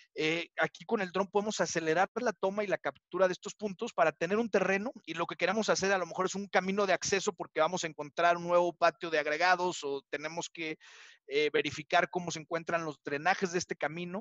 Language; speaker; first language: Spanish; native; Spanish